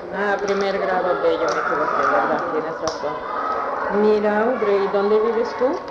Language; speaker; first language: Spanish; native; Spanish